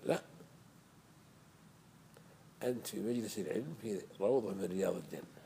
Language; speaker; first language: Arabic; native; Arabic